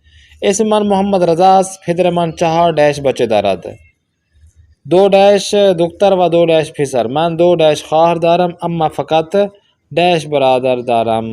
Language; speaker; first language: Persian; non-native, fluent; Urdu